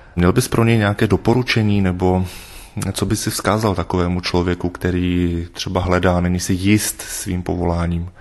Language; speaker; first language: Czech; native; Czech